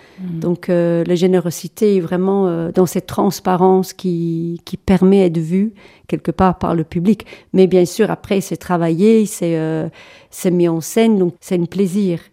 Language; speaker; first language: French; non-native, fluent; English